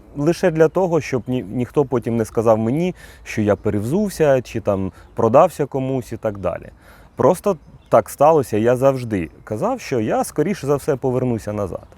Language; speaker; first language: Ukrainian; native; Ukrainian